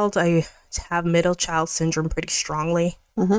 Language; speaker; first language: English; native; English